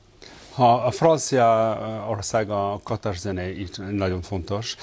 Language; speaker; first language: Hungarian; non-native, fluent; French